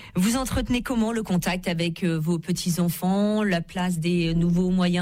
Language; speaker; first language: French; native; French